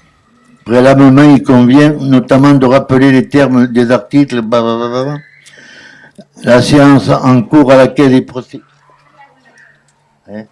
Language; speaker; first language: French; native; French